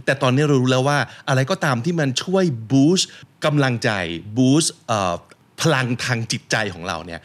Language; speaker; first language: Thai; native; Thai